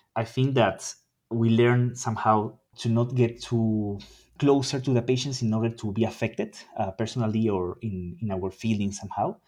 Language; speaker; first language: English; non-native, fluent; Spanish